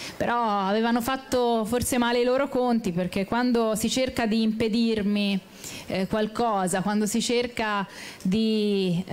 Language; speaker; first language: Italian; native; Italian